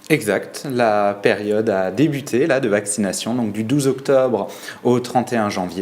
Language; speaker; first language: French; native; French